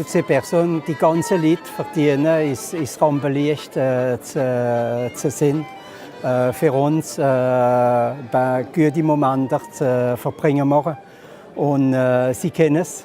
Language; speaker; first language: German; non-native, local second language; French